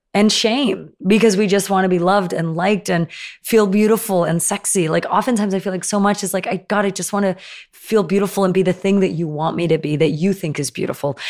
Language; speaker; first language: English; native; English